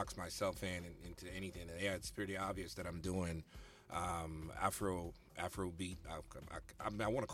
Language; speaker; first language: English; non-native, local second language; Igbo